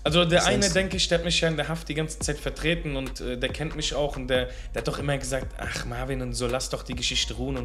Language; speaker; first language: German; native; German